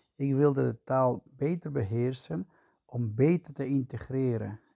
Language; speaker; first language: Dutch; non-native, fluent; Spanish